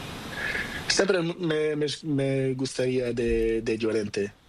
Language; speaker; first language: Spanish; non-native, learner; Portuguese